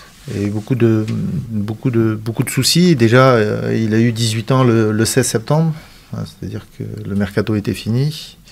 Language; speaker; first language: French; native; French